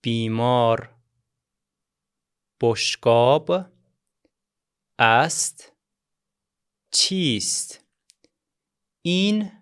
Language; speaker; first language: Persian; non-native, fluent; Azerbaijani